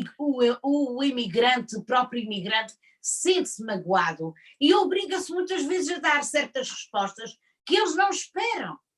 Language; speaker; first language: Portuguese; native; Portuguese